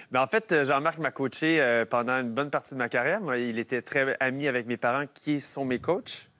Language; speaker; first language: French; native; French